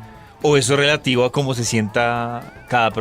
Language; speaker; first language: Spanish; native; Spanish